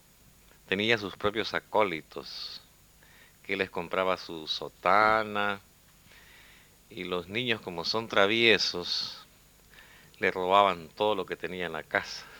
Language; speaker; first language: Spanish; native; Spanish